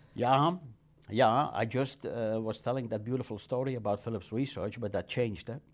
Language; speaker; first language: English; non-native, fluent; Dutch